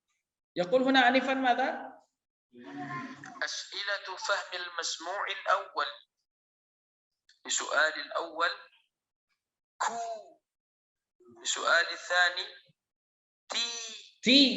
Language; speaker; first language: Arabic; non-native, fluent; Indonesian